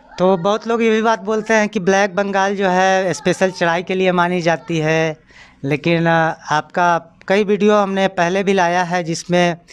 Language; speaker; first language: Hindi; native; Hindi